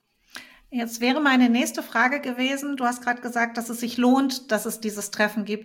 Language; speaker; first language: German; native; German